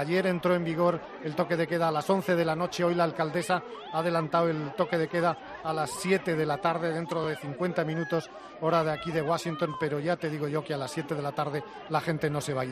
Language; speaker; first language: Spanish; native; Spanish